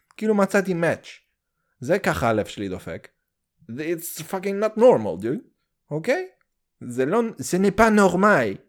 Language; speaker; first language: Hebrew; early bilingual, heritage; Hebrew